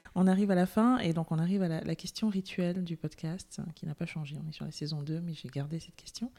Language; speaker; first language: French; native; French